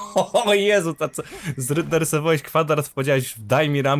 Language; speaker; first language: Polish; native; Polish